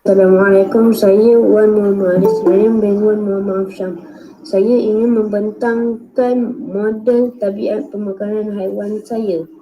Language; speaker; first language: Malay; native; Malay